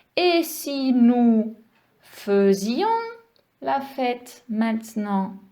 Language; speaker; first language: French; non-native, fluent; Czech